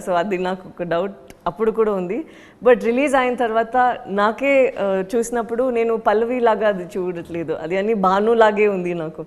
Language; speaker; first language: Telugu; non-native, learner; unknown